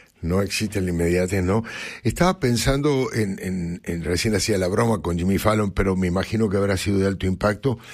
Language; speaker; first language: Spanish; native; Spanish